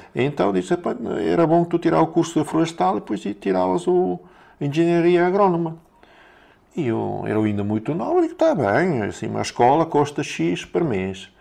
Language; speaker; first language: Portuguese; non-native, learner; Italian